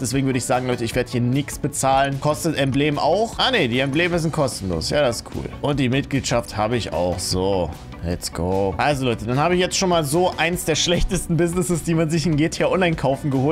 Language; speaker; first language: German; native; German